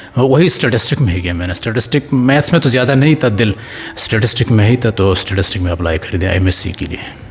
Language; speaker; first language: Urdu; non-native, local second language; Pashto